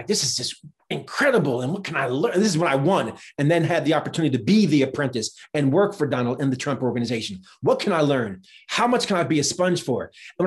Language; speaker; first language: English; native; English